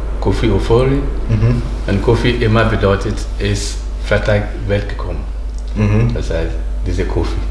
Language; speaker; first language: German; non-native, learner; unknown